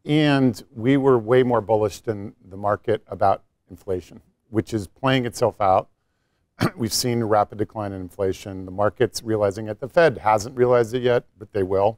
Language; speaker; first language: English; native; English